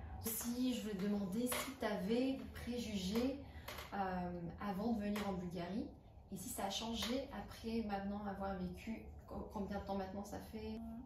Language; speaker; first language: French; non-native, fluent; Bulgarian